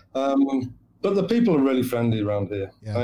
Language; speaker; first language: English; native; English